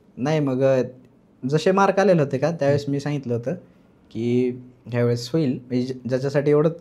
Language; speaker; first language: Marathi; native; Marathi